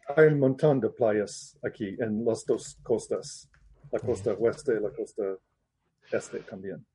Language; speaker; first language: Spanish; non-native, learner; English